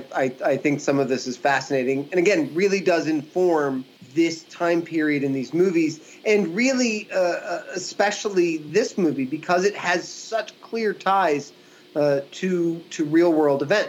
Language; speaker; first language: English; native; English